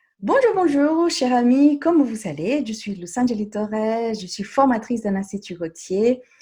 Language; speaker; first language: French; non-native, fluent; Spanish